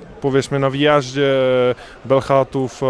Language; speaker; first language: Polish; non-native, learner; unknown